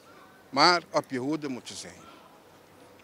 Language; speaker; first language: Dutch; non-native, local second language; Papiamento